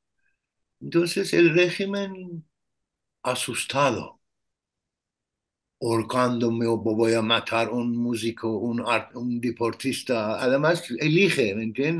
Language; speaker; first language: Spanish; non-native, learner; Persian